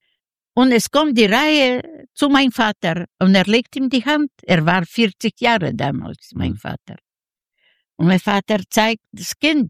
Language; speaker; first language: German; non-native, learner; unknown